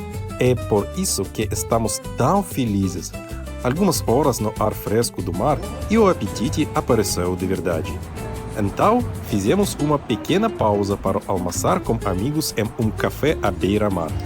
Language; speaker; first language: Portuguese; non-native, learner; Russian